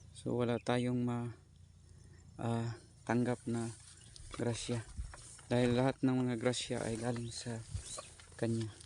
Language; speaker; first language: Filipino; non-native, local second language; Cebuano